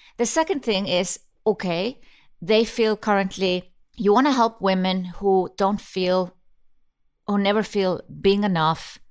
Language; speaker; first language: English; non-native, fluent; Icelandic